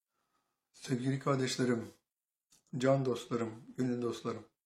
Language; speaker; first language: Turkish; native; Turkish